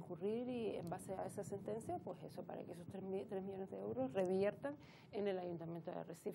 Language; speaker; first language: Spanish; native; Spanish